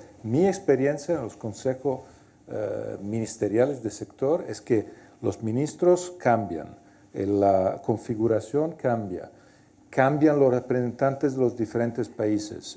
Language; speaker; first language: Spanish; non-native, fluent; Italian